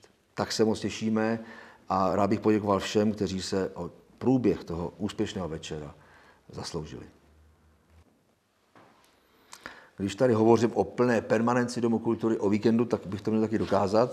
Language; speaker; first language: Czech; native; Czech